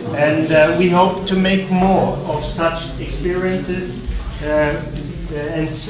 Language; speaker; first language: English; non-native, fluent; German